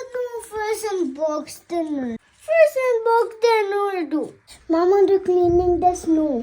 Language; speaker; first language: English; early bilingual, other home language; Urdu